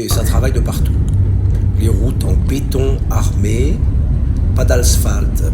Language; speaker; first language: French; native; French